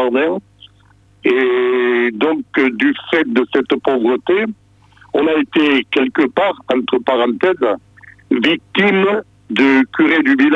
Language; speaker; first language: French; native; French